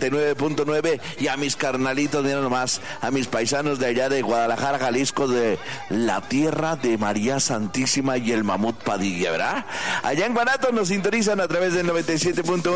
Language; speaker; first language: Spanish; native; Spanish